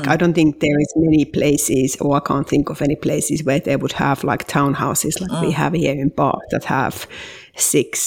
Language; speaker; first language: English; non-native, fluent; Finnish